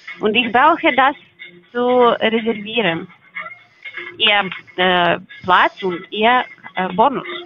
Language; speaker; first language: German; non-native, learner; Russian